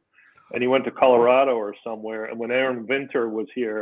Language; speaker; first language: English; native; English